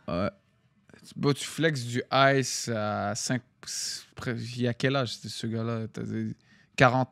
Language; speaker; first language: French; native; French